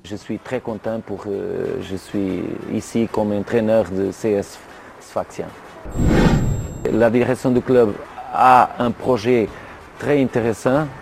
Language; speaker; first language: French; non-native, learner; Portuguese